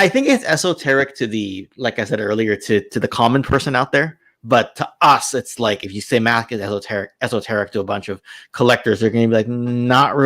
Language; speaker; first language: English; native; English